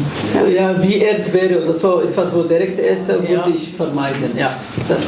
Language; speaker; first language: German; non-native, fluent; Somali